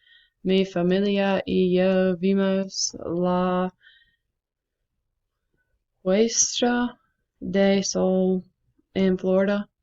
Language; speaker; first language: Spanish; non-native, learner; English